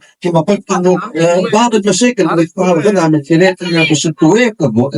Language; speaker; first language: Arabic; native; Arabic